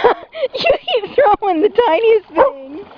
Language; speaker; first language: English; native; English